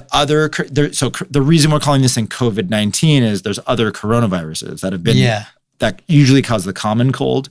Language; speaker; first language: English; native; English